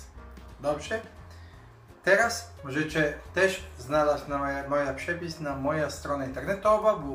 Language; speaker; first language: Polish; non-native, learner; Italian